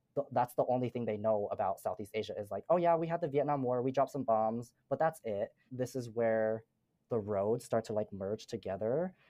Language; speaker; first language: English; native; English